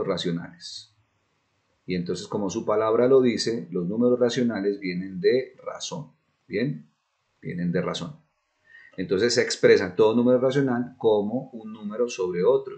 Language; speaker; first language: Spanish; native; Spanish